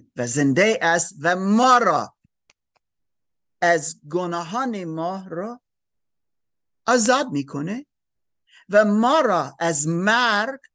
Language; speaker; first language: Persian; non-native, learner; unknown